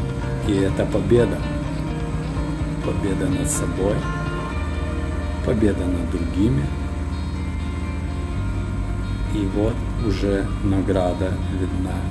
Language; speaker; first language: Russian; native; Russian